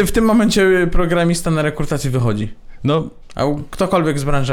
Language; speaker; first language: Polish; native; Polish